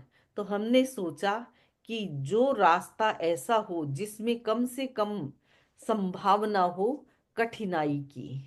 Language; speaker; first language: Hindi; native; Hindi